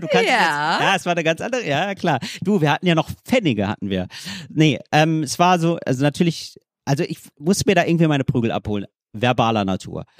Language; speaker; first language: German; native; German